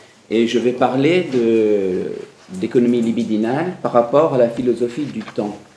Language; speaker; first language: French; non-native, fluent; English